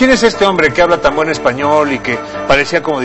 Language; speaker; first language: Spanish; native; Spanish